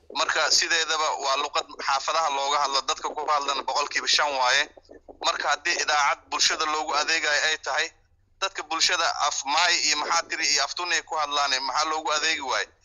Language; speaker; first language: Somali; non-native, local second language; Swahili